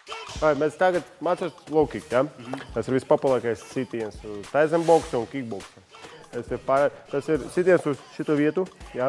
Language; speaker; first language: Latvian; non-native, learner; Russian